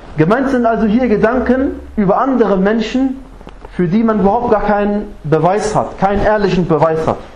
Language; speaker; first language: German; non-native, fluent; Arabic